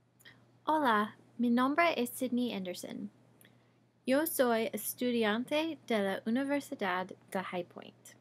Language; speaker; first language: Spanish; non-native, learner; English